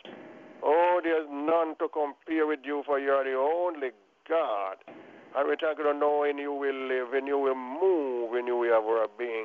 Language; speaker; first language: English; non-native, local second language; Jamaican Creole English